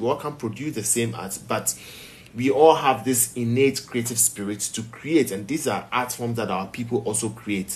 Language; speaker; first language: English; non-native, local second language; Ewe